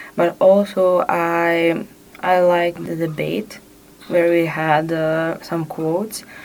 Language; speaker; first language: English; non-native, fluent; Serbian